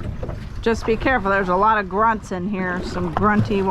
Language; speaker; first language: English; native; English